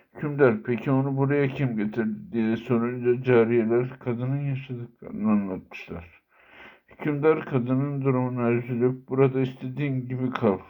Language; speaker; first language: Turkish; native; Turkish